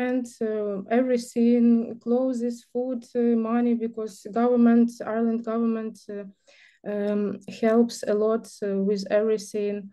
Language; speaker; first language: English; non-native, learner; Ukrainian